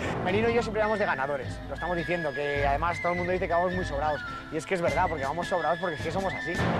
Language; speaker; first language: Spanish; native; Spanish